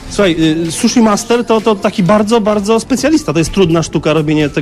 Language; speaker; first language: Polish; native; Polish